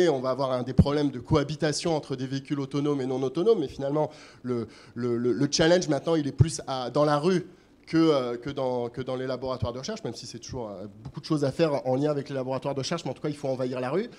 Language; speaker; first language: French; native; French